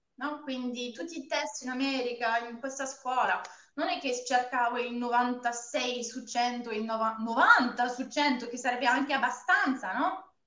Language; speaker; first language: Italian; non-native, fluent; French